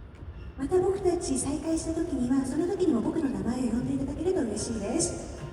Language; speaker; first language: Japanese; native; Japanese